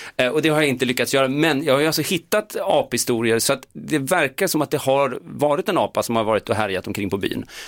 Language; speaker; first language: Swedish; native; Swedish